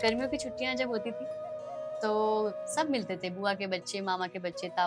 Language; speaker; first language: Hindi; native; Hindi